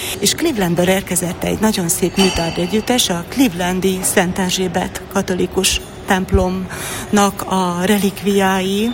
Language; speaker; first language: Hungarian; native; Hungarian